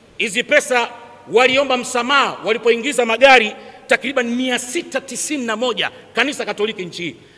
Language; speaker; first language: Swahili; native; Swahili